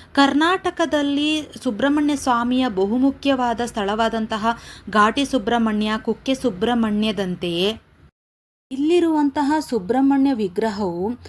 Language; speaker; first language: Kannada; native; Kannada